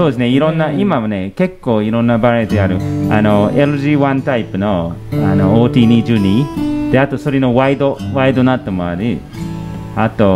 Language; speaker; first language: Japanese; non-native, fluent; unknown